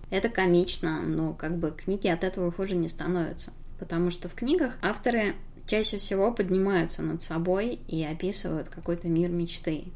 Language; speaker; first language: Russian; native; Russian